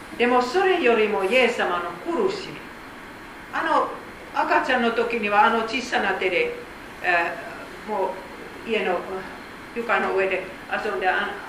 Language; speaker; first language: Japanese; non-native, fluent; Finnish